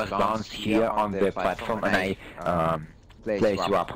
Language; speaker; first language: English; non-native, learner; German